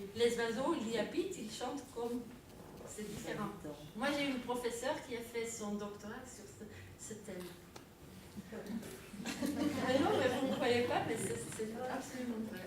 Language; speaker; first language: French; non-native, local second language; Dutch